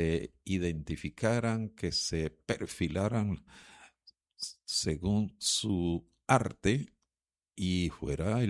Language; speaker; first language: Spanish; native; Spanish